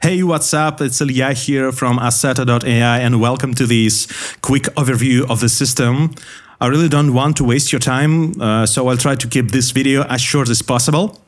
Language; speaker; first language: English; non-native, learner; Russian